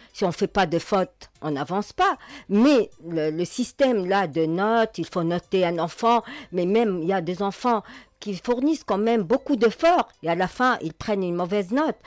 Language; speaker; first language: French; non-native, local second language; Arabic